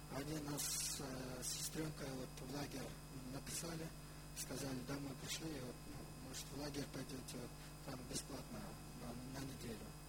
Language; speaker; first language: Russian; non-native, local second language; Kyrgyz